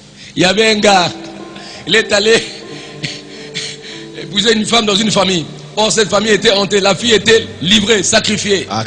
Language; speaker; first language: French; non-native, local second language; Lingala